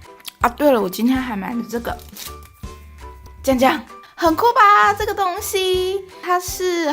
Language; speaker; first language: Chinese; native; Chinese